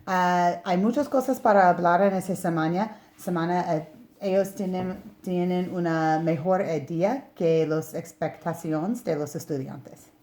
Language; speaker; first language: Spanish; non-native, learner; English